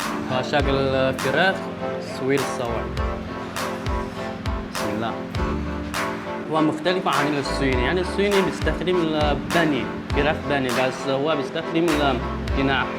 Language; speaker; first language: Arabic; non-native, fluent; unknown